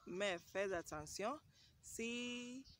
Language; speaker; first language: French; non-native, learner; English